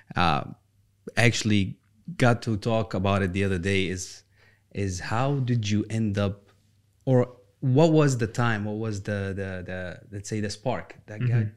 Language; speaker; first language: English; non-native, fluent; Arabic